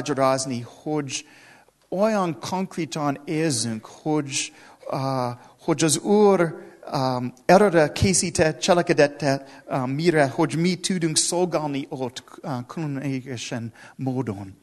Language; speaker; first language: Hungarian; non-native, learner; English